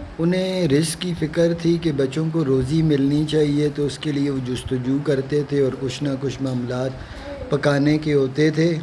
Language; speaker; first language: Urdu; non-native, local second language; Punjabi